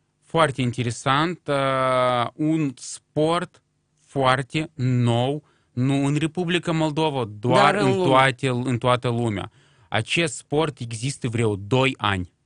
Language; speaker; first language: Romanian; non-native, local second language; Russian